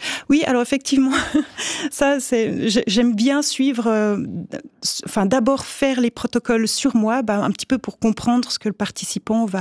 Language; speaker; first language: French; native; French